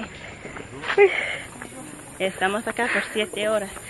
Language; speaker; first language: Spanish; non-native, learner; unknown